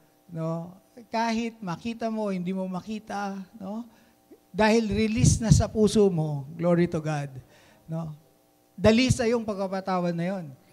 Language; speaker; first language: Filipino; native; Filipino